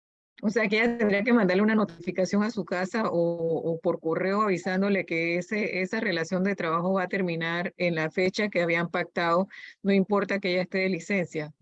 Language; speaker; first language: Spanish; native; Spanish